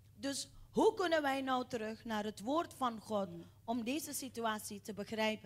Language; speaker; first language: Dutch; non-native, fluent; Indonesian